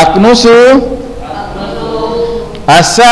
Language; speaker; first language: Arabic; non-native, fluent; Indonesian